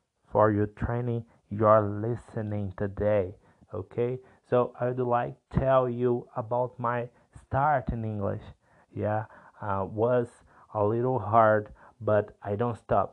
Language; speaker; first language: English; non-native, learner; Portuguese